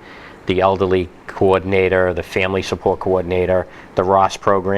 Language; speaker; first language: English; native; English